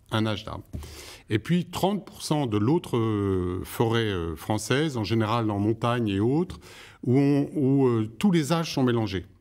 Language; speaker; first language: French; native; French